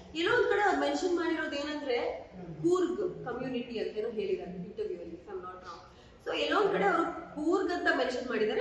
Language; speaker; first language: Kannada; non-native, local second language; Kodava